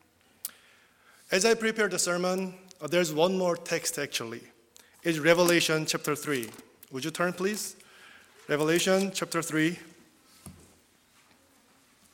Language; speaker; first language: English; non-native, fluent; Korean